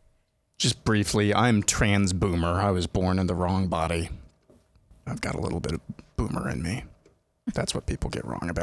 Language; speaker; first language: English; native; English